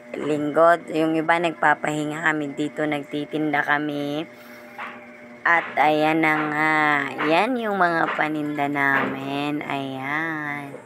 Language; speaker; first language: Filipino; non-native, local second language; Masbatenyo